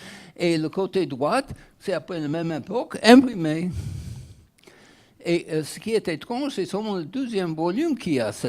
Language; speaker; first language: French; non-native, fluent; English